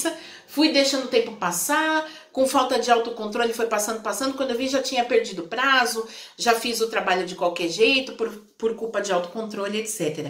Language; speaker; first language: Portuguese; native; Portuguese